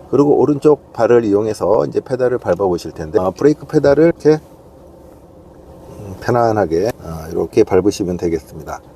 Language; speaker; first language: Korean; native; Korean